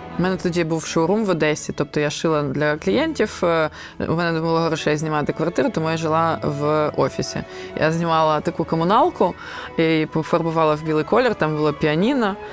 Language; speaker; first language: Ukrainian; non-native, local second language; Russian